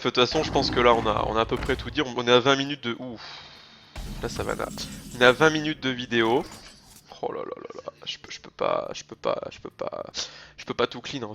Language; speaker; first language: French; native; French